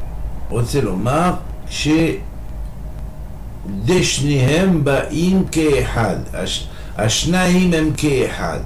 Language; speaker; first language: Hebrew; non-native, fluent; French